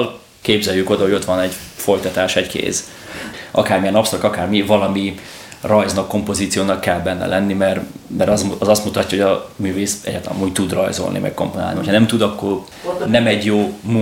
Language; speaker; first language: Hungarian; native; Hungarian